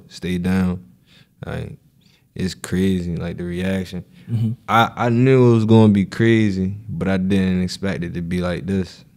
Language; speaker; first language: English; native; English